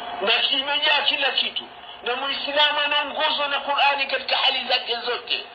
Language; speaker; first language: Swahili; native; Swahili